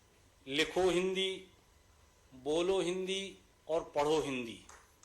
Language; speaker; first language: Hindi; native; Hindi